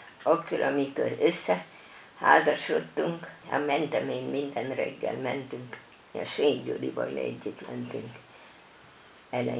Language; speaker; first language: Hungarian; non-native, local second language; German